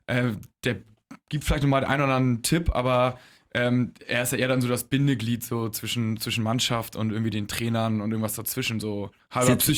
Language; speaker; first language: German; native; German